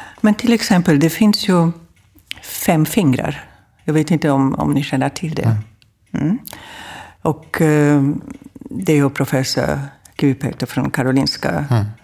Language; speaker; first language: Swedish; non-native, fluent; German